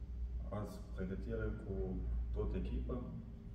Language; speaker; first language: Romanian; non-native, learner; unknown